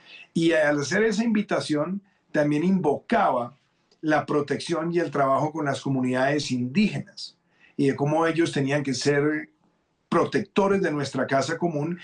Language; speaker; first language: Spanish; native; Spanish